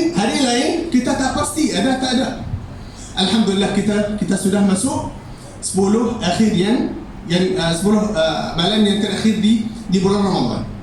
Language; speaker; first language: Malay; non-native, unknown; Arabic